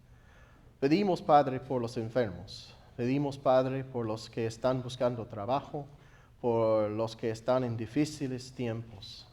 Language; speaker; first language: Spanish; non-native, fluent; English